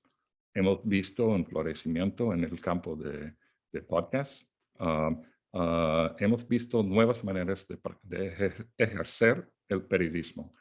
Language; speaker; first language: Spanish; non-native, fluent; English